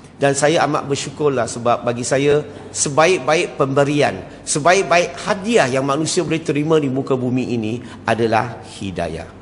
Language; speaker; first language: Malay; non-native, local second language; Chinese